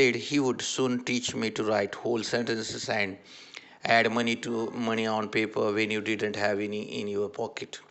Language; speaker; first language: English; non-native, local second language; Marathi